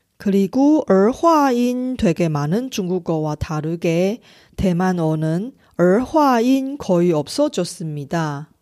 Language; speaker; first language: Korean; non-native, fluent; Chinese